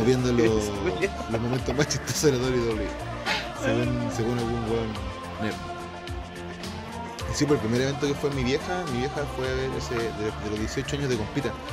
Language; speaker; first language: Spanish; native; Spanish